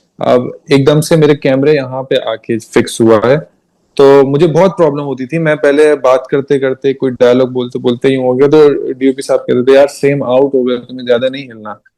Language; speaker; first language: Hindi; native; Hindi